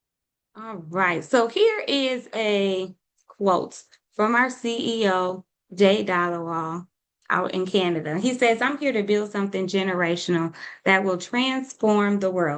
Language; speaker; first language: English; native; English